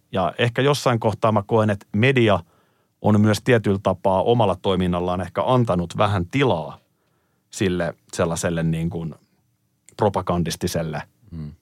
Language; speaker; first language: Finnish; native; Finnish